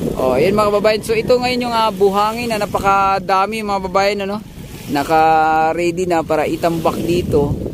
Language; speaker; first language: Filipino; non-native, local second language; Cebuano